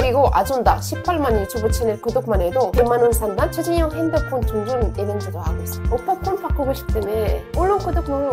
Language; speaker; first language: Korean; non-native, fluent; Arabic